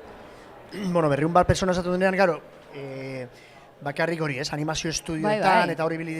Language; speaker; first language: Basque; native; Basque